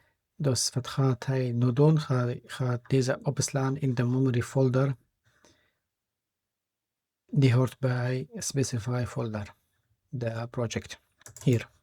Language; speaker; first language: Dutch; non-native, fluent; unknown